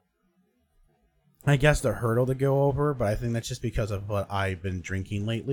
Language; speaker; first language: English; native; English